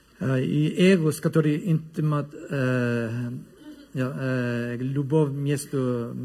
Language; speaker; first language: Russian; non-native, learner; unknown